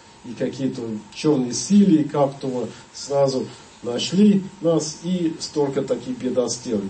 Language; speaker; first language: Russian; non-native, fluent; English